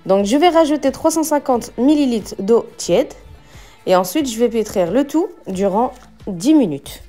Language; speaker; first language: French; non-native, local second language; Arabic